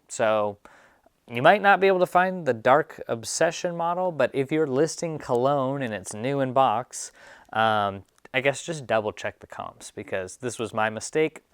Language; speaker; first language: English; native; English